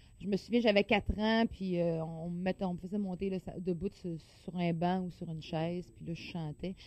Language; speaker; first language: French; native; French